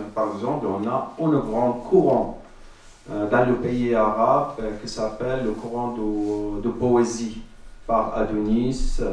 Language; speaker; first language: French; non-native, learner; Arabic